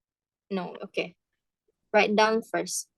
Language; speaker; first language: English; non-native, fluent; Indonesian